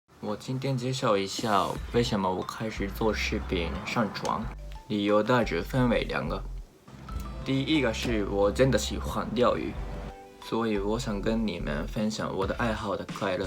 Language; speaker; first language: Chinese; non-native, learner; Japanese